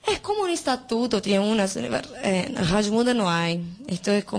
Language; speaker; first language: Spanish; non-native, learner; Portuguese